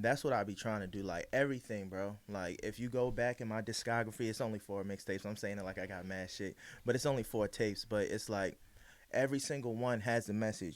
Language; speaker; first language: English; native; English